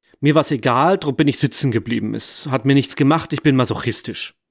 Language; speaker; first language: German; native; German